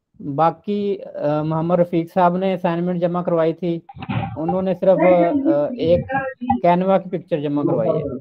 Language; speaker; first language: Urdu; non-native, local second language; Punjabi